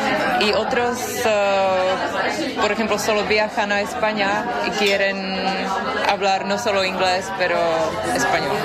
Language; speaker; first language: Spanish; non-native, fluent; Czech